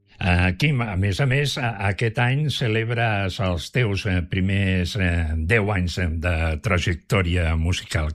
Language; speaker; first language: Catalan; native; Catalan